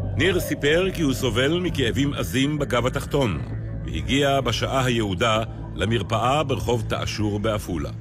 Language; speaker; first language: Hebrew; native; Hebrew